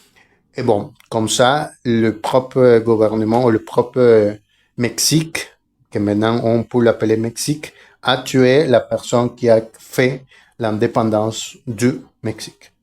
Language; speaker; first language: French; non-native, fluent; Spanish